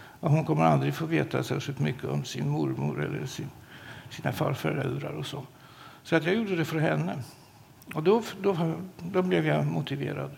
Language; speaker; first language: Swedish; non-native, fluent; Polish